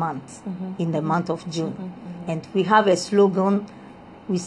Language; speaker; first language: English; non-native, fluent; Lingala